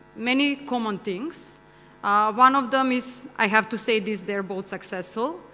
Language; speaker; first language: English; non-native, fluent; Macedonian